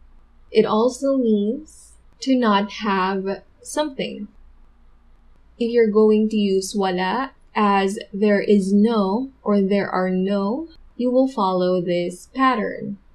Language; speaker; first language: English; non-native, local second language; Filipino